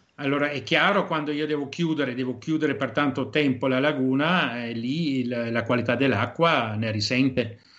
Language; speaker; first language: Italian; non-native, fluent; German